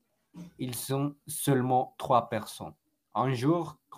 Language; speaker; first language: French; non-native, learner; Spanish